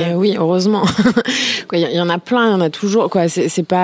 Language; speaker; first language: French; native; French